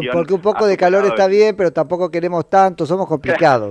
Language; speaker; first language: Spanish; native; Spanish